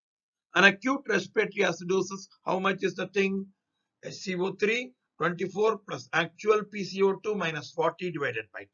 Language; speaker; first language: English; non-native, local second language; Tamil